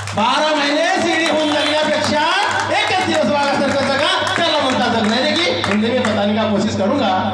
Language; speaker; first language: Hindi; non-native, local second language; Marathi